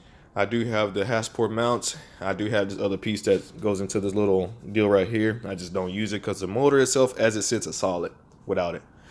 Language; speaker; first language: English; native; English